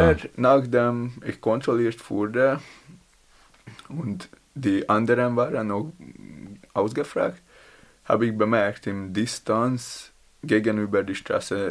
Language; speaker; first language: German; non-native, learner; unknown